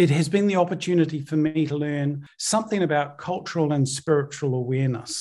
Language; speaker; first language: English; native; English